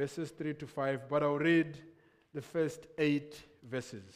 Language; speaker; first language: English; non-native, local second language; Nyanja